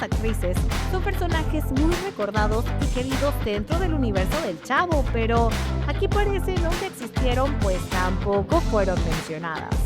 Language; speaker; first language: Spanish; native; Spanish